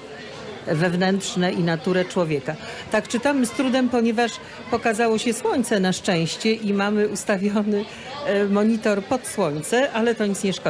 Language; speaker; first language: Polish; native; Polish